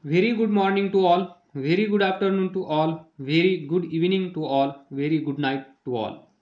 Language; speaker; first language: English; non-native, local second language; Marathi